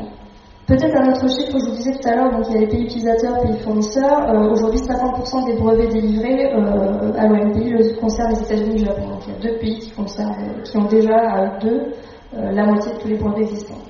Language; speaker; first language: French; native; French